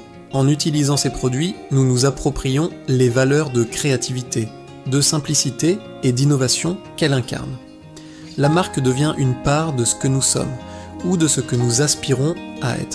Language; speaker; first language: French; native; French